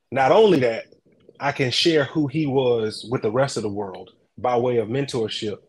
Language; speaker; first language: English; native; English